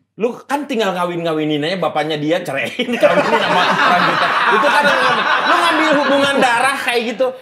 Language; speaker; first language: Indonesian; native; Indonesian